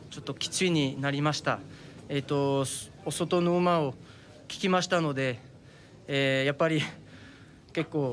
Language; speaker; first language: Japanese; non-native, fluent; French